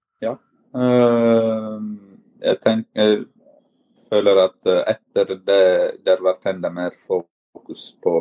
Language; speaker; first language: Norwegian; non-native, fluent; Italian